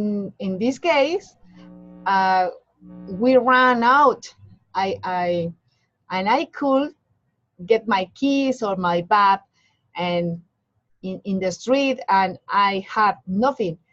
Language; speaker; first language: English; non-native, learner; Spanish